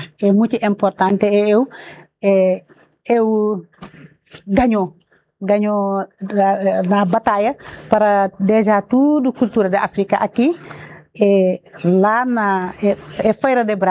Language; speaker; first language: Portuguese; non-native, learner; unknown